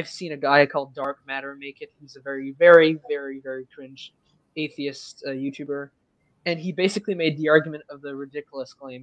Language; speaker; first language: English; non-native, fluent; French